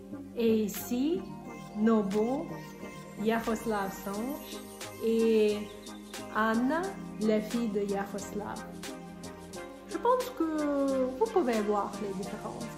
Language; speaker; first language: French; non-native, fluent; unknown